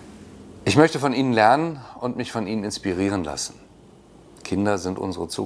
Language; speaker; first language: German; native; German